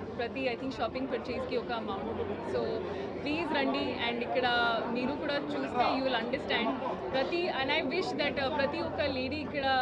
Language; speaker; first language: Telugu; non-native, learner; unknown